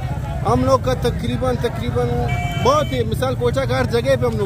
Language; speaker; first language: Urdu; non-native, local second language; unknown